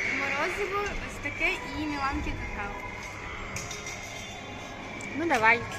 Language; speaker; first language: Ukrainian; native; Ukrainian